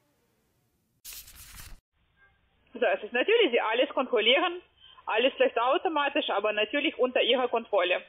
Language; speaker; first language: German; non-native, fluent; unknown